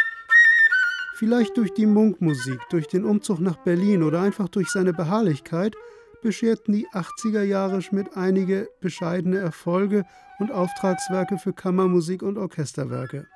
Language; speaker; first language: German; native; German